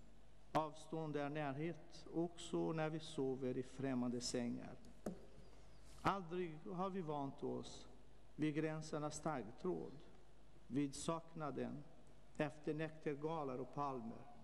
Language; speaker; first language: Swedish; non-native, fluent; Portuguese